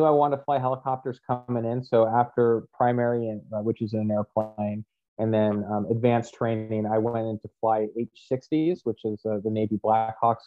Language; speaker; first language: English; native; English